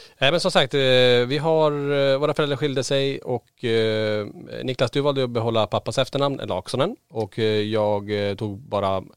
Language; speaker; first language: Swedish; native; Swedish